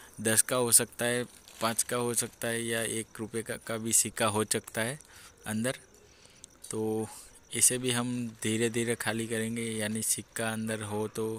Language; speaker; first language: Hindi; native; Hindi